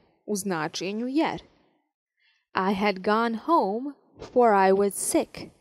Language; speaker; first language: English; non-native, fluent; Serbian